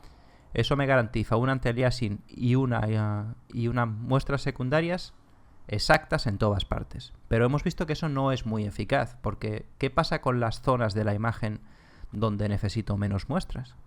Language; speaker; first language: Spanish; native; Spanish